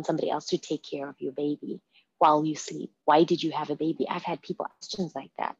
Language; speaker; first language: English; non-native, local second language; Shona